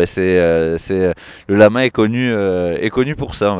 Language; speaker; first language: French; native; French